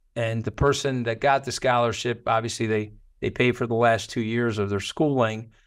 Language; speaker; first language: English; native; English